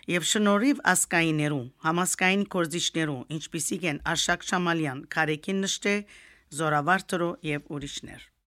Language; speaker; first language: Armenian; early bilingual, heritage; Armenian